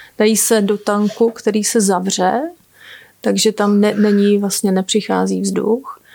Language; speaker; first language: Czech; native; Czech